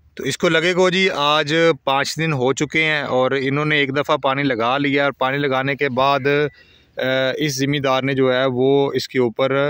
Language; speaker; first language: Urdu; non-native, local second language; Punjabi